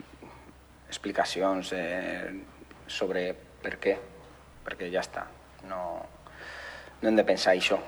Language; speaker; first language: Catalan; non-native, fluent; Spanish